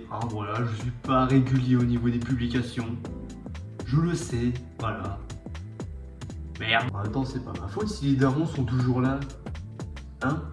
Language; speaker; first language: French; native; French